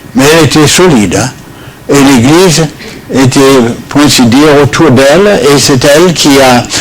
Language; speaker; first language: French; non-native, fluent; English